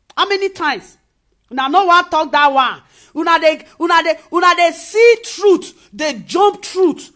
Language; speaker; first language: Nigerian Pidgin; non-native, local second language; Esan